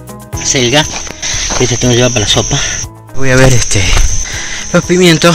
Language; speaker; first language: Spanish; native; Spanish